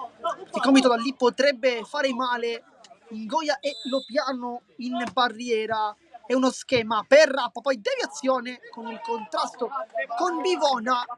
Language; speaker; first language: Italian; native; Italian